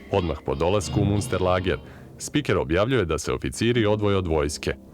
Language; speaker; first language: Bosnian; native; Bosnian